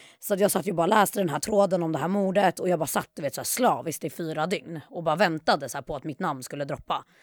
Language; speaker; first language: Swedish; native; Swedish